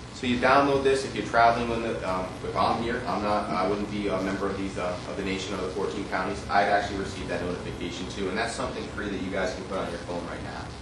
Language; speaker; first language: English; native; English